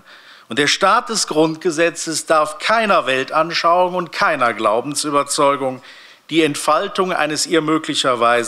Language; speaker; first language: German; native; German